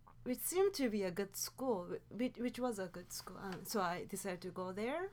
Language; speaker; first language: English; non-native, fluent; Japanese